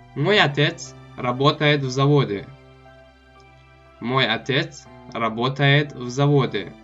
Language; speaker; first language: Russian; non-native, local second language; Tajik